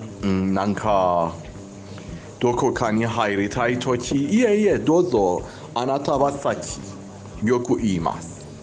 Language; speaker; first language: Japanese; non-native, learner; Persian